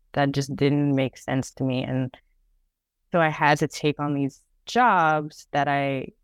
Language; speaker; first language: English; native; English